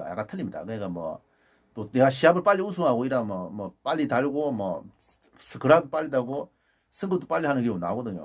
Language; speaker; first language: Korean; native; Korean